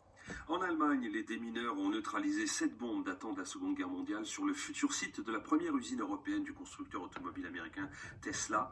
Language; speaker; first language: French; native; French